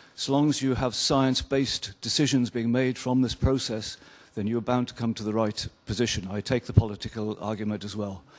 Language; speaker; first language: English; native; English